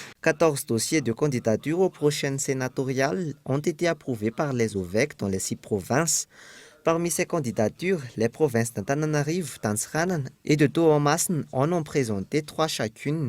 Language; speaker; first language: French; non-native, local second language; Malagasy